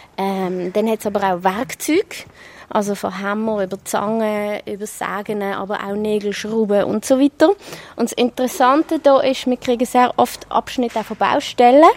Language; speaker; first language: German; native; German